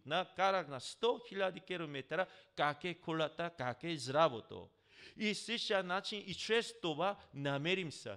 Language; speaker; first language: Bulgarian; non-native, learner; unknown